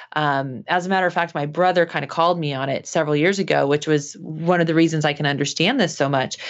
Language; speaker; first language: English; native; English